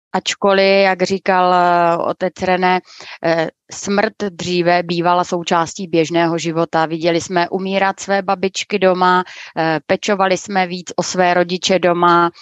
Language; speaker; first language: Czech; native; Czech